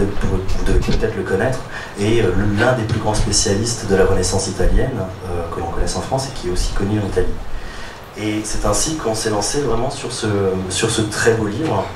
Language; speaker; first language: French; native; French